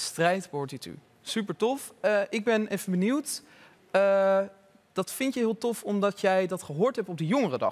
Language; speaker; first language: Dutch; native; Dutch